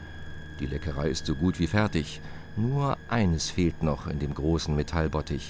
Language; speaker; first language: German; native; German